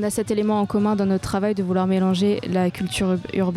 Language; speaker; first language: French; non-native, fluent; Greek